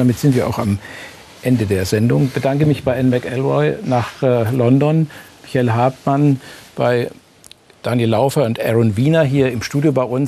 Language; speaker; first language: German; native; German